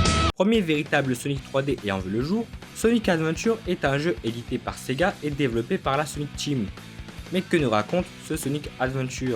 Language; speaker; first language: French; native; French